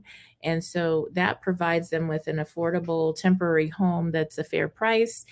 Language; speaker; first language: English; native; English